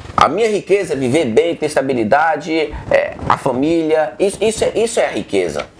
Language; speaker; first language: Portuguese; native; Portuguese